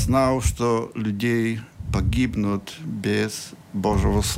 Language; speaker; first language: Russian; non-native, learner; Polish